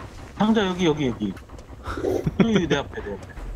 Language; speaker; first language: Korean; native; Korean